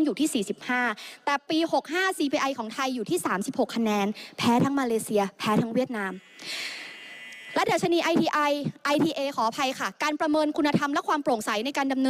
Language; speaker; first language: Thai; native; Thai